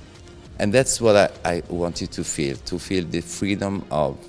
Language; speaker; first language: English; non-native, fluent; Italian